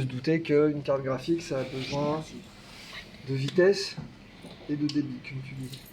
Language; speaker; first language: French; native; French